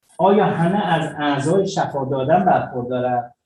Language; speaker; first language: Persian; native; Persian